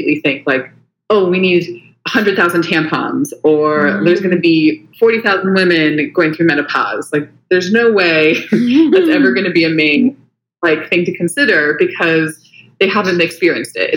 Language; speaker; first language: English; native; English